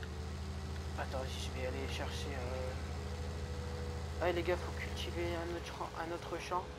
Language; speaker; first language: French; native; French